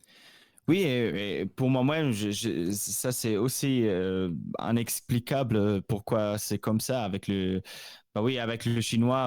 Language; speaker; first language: French; non-native, local second language; Swiss German